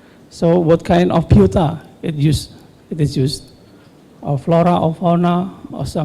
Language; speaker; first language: English; non-native, learner; Indonesian